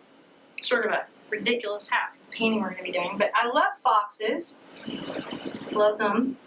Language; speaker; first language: English; native; English